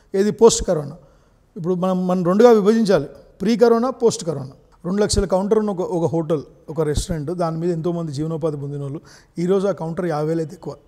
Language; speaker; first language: Telugu; native; Telugu